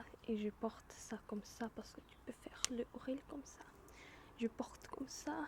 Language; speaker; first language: French; non-native, learner; German